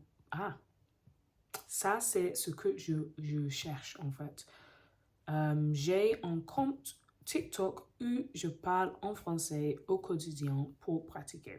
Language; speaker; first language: French; non-native, learner; English